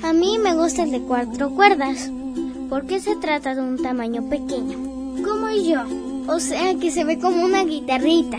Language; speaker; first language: Spanish; native; Spanish